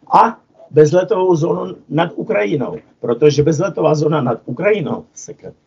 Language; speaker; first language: Czech; non-native, fluent; Russian